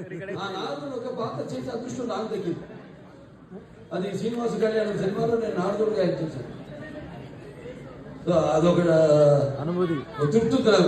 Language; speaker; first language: Telugu; native; Telugu